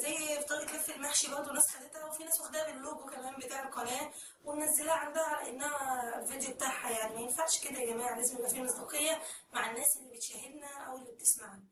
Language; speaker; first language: Arabic; native; Arabic